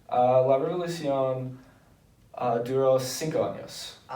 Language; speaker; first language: Spanish; non-native, learner; English